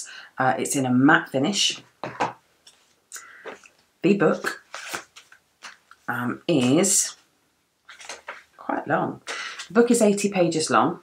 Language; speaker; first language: English; native; English